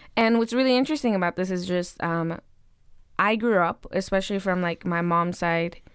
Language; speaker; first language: English; native; English